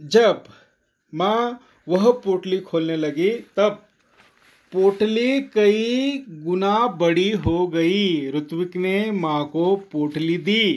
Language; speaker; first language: Hindi; non-native, local second language; Marathi